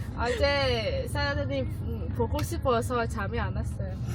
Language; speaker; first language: Korean; non-native, learner; Vietnamese